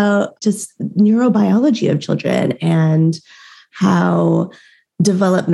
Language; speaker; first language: English; native; English